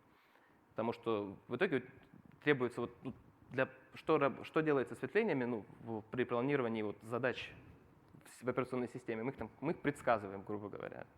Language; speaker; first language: Russian; native; Russian